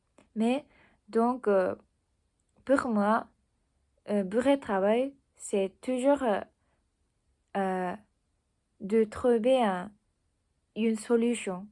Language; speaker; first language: French; non-native, learner; Japanese